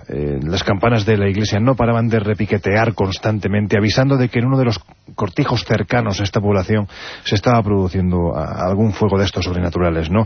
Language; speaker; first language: Spanish; native; Spanish